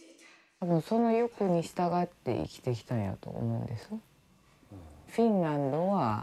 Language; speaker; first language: Japanese; native; Japanese